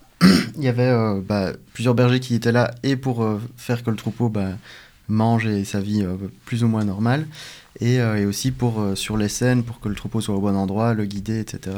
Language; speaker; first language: French; native; French